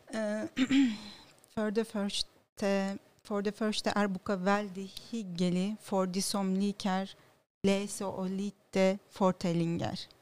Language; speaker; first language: Norwegian; non-native, fluent; Turkish